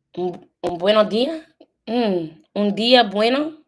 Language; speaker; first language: Spanish; non-native, learner; English